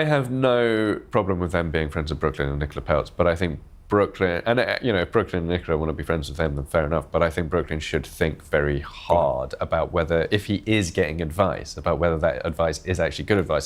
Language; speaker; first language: English; native; English